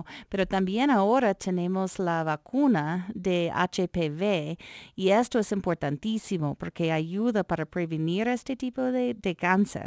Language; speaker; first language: Spanish; non-native, fluent; English